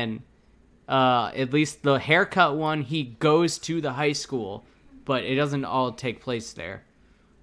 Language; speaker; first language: English; native; English